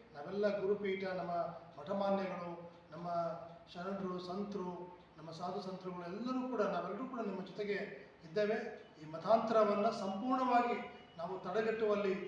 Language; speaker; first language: Kannada; non-native, local second language; Lambadi